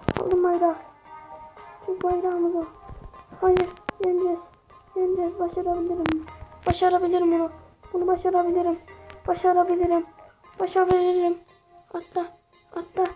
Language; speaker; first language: Turkish; native; Turkish